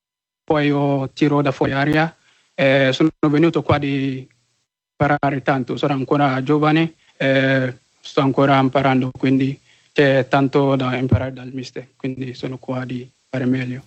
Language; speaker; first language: Italian; non-native, learner; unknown